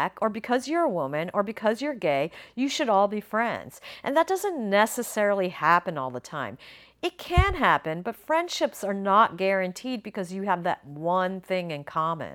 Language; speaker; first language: English; native; English